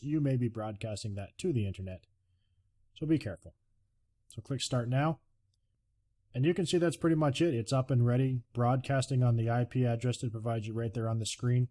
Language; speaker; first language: English; native; English